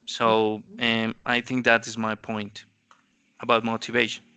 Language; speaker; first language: English; non-native, learner; Spanish